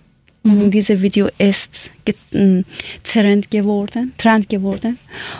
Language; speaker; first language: German; non-native, learner; Persian